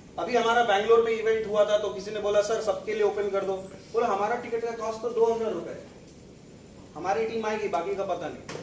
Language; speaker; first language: Hindi; native; Hindi